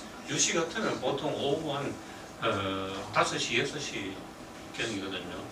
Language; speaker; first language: Korean; native; Korean